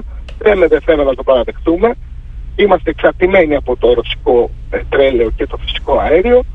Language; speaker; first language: Greek; native; Greek